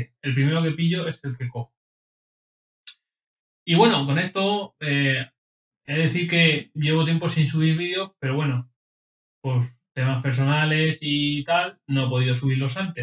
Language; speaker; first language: Spanish; native; Spanish